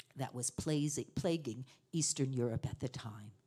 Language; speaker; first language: English; native; English